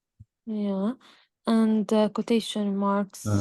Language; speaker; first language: English; non-native, learner; Arabic